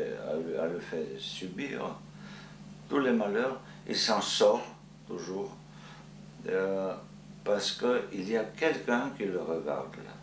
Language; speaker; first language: French; non-native, fluent; Georgian